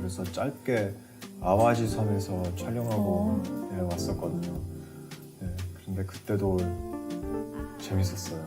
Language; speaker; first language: Korean; early bilingual, heritage; Korean